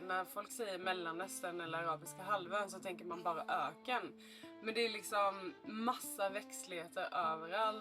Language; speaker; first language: Swedish; native; Swedish